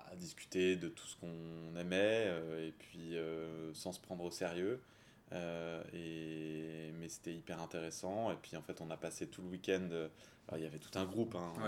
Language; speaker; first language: French; native; French